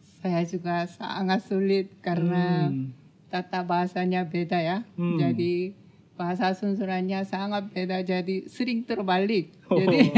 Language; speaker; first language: Indonesian; non-native, fluent; Korean